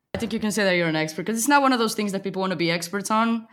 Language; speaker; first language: English; non-native, fluent; Portuguese